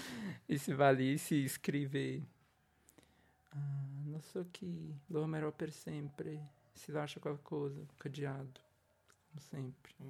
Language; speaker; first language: Italian; non-native, learner; Portuguese